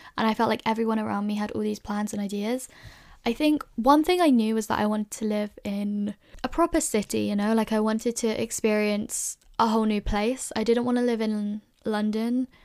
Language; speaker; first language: English; native; English